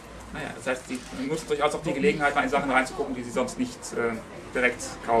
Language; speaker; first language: German; native; German